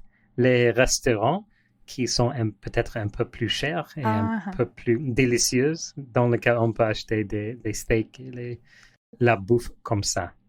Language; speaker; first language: French; non-native, learner; English